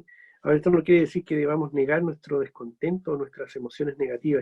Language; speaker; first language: Spanish; native; Spanish